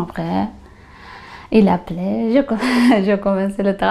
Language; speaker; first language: French; non-native, learner; Tigrinya